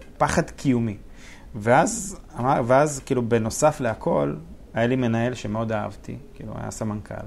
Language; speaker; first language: Hebrew; early bilingual, other home language; Russian